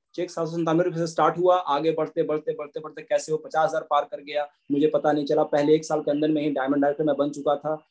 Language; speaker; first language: Hindi; native; Hindi